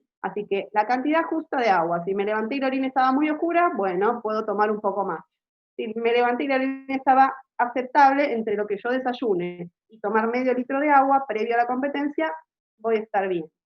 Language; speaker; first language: Spanish; native; Spanish